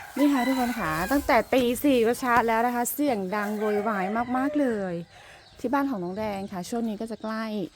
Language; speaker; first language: Thai; non-native, local second language; S'gaw Karen